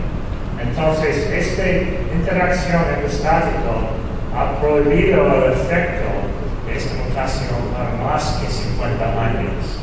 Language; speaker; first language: Spanish; non-native, fluent; English